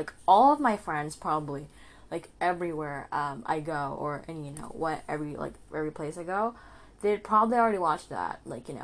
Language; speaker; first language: English; non-native, fluent; Indonesian